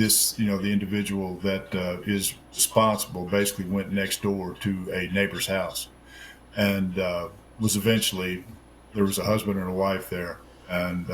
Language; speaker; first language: English; native; English